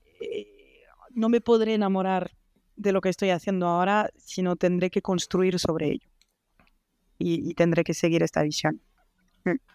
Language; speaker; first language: Spanish; non-native, fluent; French